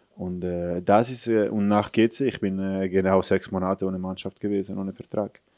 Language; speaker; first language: German; non-native, fluent; Italian